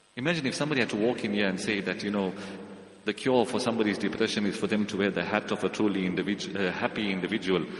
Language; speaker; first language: English; native; English